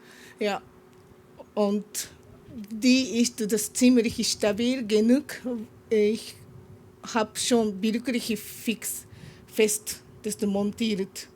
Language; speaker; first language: German; non-native, learner; Japanese